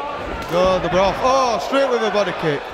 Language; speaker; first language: English; native; English